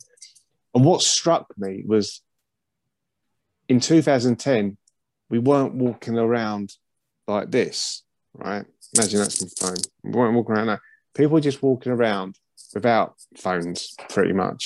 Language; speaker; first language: English; native; English